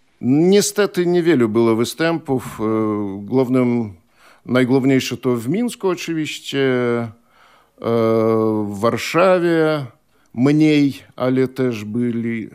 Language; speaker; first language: Polish; non-native, fluent; Belarusian